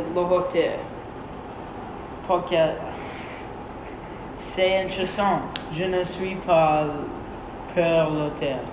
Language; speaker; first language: French; non-native, learner; English